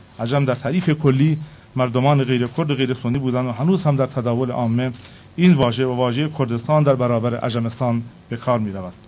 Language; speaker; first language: Persian; non-native, local second language; Kurdish